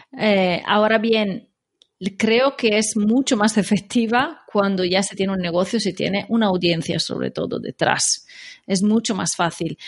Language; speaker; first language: Spanish; non-native, fluent; Italian